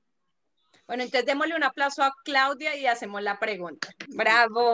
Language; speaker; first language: Spanish; native; Spanish